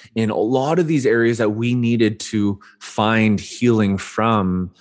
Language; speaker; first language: English; native; English